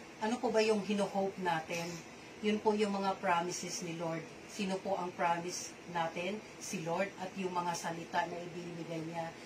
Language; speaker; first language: Filipino; non-native, local second language; Cebuano